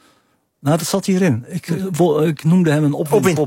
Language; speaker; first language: Dutch; native; Dutch